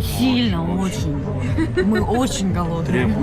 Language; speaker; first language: Russian; native; Russian